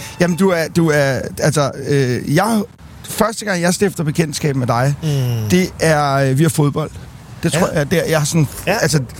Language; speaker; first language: Danish; native; Danish